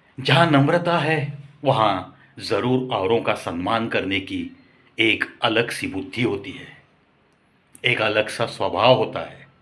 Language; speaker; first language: Hindi; non-native, local second language; Marathi